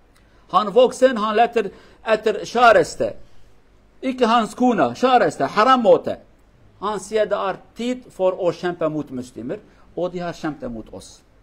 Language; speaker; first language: Norwegian; non-native, fluent; Kurdish